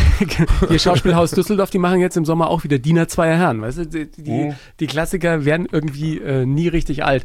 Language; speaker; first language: German; native; German